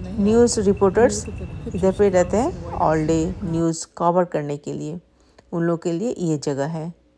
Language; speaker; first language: Hindi; non-native, local second language; Bangla